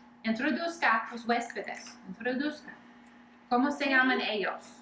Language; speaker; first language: Spanish; non-native, learner; English